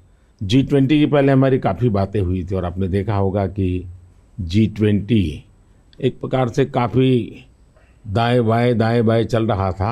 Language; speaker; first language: Hindi; native; Hindi